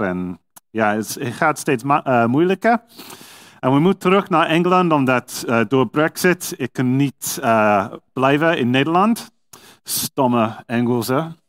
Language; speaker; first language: Dutch; non-native, learner; English